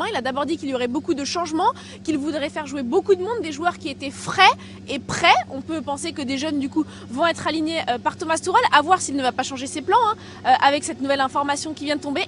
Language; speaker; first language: French; native; French